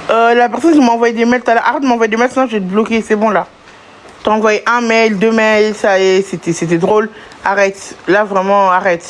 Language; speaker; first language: French; native; French